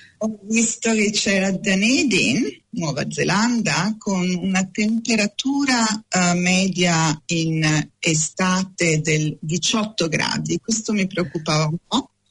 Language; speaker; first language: Italian; native; Italian